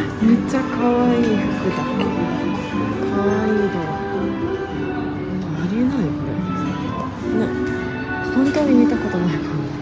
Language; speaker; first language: Japanese; non-native, learner; Korean